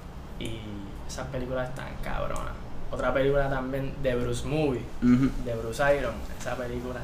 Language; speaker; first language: Spanish; native; Spanish